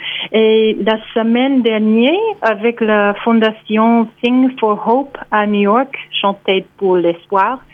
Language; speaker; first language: French; non-native, fluent; English